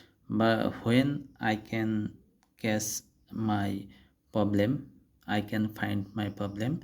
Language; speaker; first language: English; non-native, learner; Bangla